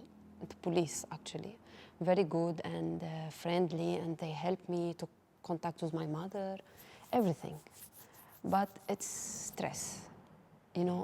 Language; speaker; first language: English; non-native, learner; Arabic